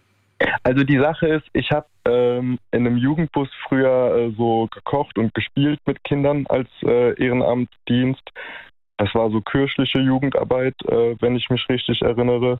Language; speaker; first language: German; native; German